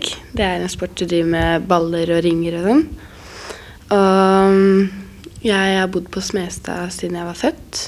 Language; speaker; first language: Norwegian; native; Norwegian